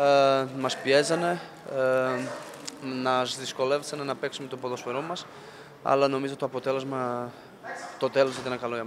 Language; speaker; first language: Greek; non-native, fluent; Portuguese